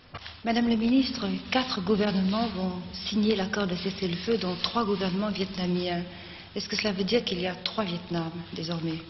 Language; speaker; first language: French; native; French